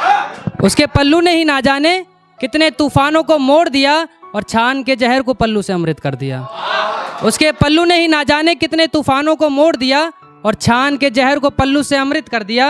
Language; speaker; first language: Hindi; native; Hindi